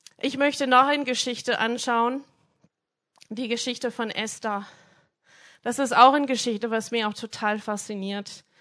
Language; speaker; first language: German; non-native, fluent; English